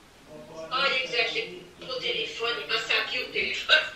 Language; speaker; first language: French; native; French